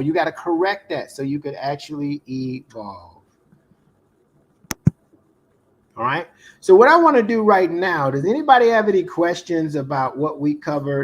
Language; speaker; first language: English; native; English